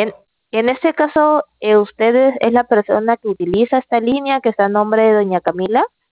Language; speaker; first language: Spanish; native; Spanish